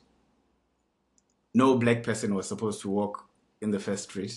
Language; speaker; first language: English; non-native, local second language; Shona